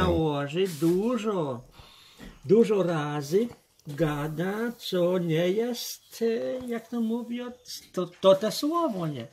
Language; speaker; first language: Polish; early bilingual, heritage; Polish